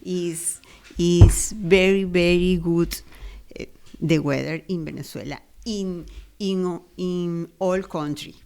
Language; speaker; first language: English; non-native, learner; Spanish